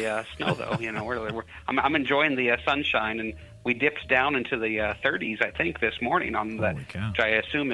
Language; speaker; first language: English; native; English